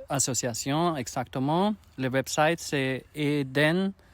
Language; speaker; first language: French; non-native, learner; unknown